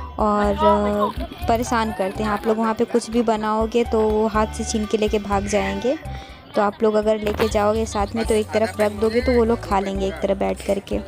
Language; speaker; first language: Hindi; native; Hindi